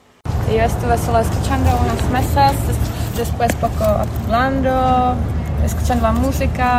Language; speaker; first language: Spanish; non-native, learner; Czech